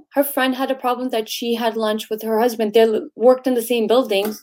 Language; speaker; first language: English; native; English